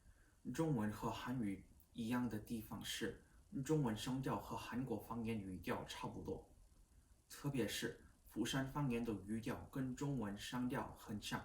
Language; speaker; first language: Chinese; non-native, learner; Korean